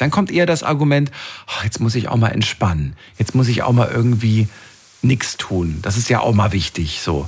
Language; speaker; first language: German; native; German